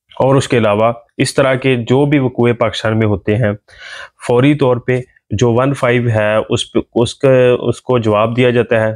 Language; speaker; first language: Urdu; non-native, local second language; Punjabi